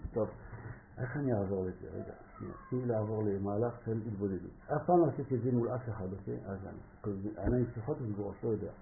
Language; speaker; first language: Hebrew; non-native, fluent; French